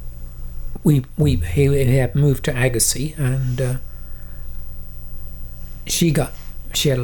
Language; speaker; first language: English; native; English